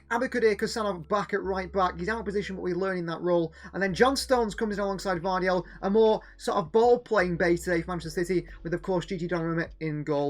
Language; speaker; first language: English; native; English